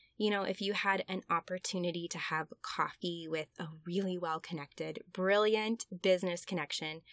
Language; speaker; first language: English; native; English